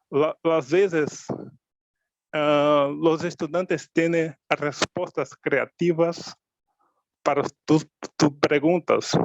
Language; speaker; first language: Spanish; non-native, learner; Portuguese